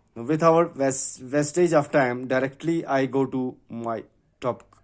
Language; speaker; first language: English; non-native, local second language; Urdu